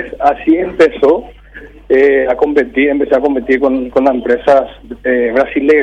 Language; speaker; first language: Spanish; early bilingual, other home language; Korean